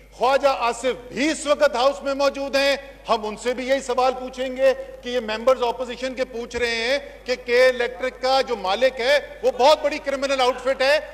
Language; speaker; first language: Urdu; native; Urdu